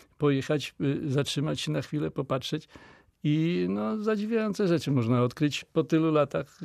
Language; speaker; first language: Polish; native; Polish